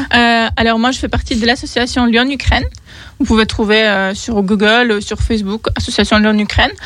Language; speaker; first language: French; non-native, fluent; Ukrainian